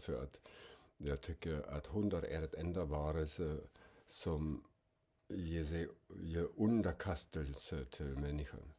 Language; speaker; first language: Swedish; non-native, fluent; German